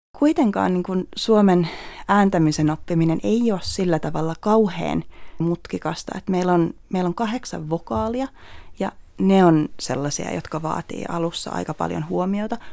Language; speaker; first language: Finnish; native; Finnish